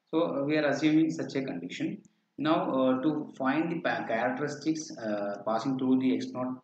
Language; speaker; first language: English; non-native, local second language; Malayalam